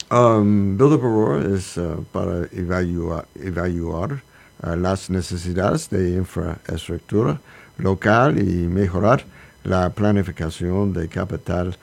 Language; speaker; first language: Spanish; non-native, learner; English